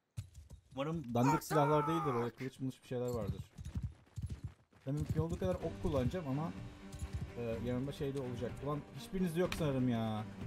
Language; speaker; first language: Turkish; native; Turkish